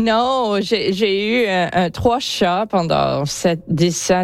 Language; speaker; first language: French; non-native, learner; English